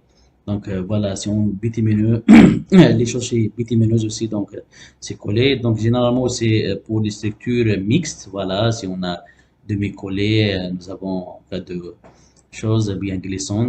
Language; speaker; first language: French; non-native, local second language; Arabic